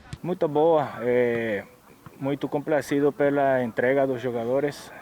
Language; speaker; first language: Portuguese; non-native, fluent; Spanish